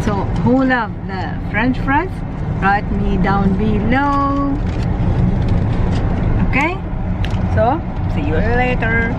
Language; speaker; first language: English; non-native, learner; Arabic